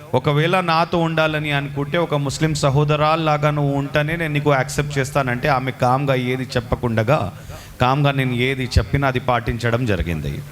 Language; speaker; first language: Telugu; non-native, local second language; Urdu